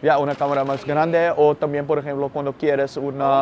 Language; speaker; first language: Spanish; non-native, fluent; Dutch